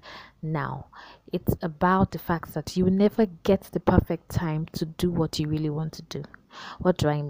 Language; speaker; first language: English; non-native, local second language; Yoruba